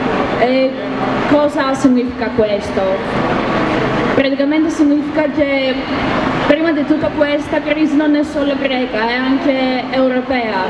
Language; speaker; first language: Italian; non-native, learner; Greek